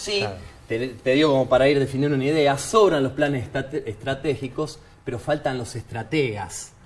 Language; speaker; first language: Spanish; native; Spanish